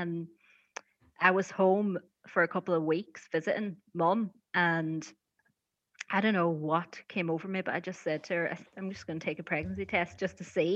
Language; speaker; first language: English; native; English